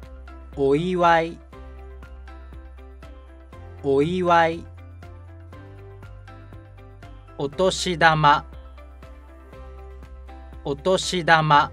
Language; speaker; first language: Japanese; native; Japanese